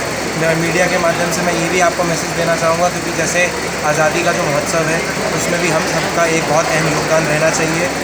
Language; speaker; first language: Hindi; native; Hindi